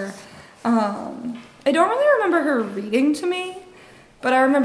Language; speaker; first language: English; native; English